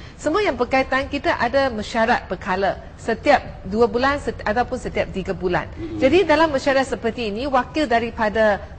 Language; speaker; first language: Malay; non-native, local second language; Chinese